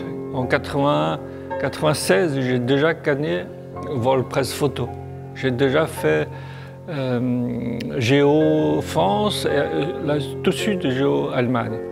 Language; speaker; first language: French; non-native, learner; Chinese